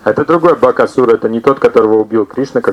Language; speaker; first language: Russian; native; Russian